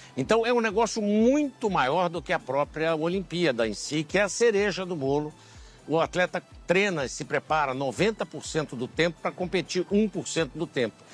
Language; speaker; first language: Portuguese; native; Portuguese